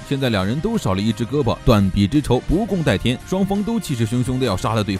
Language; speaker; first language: Chinese; native; Chinese